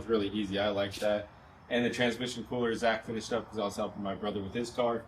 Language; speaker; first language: English; native; English